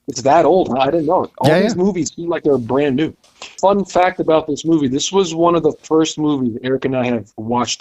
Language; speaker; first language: English; native; English